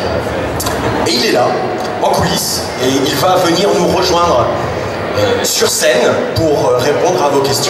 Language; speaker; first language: French; native; French